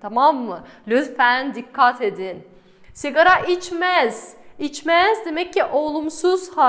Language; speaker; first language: Turkish; non-native, fluent; Kazakh